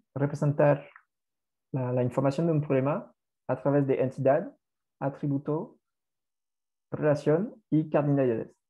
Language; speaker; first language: Spanish; non-native, fluent; French